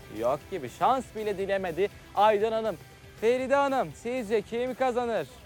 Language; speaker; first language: Turkish; native; Turkish